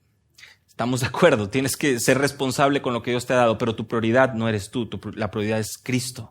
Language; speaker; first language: Spanish; native; Spanish